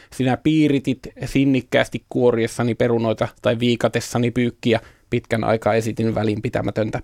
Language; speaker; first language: Finnish; native; Finnish